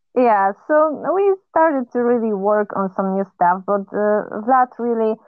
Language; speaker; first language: English; non-native, fluent; Polish